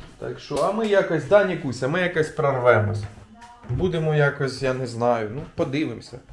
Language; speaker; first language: Ukrainian; non-native, local second language; Russian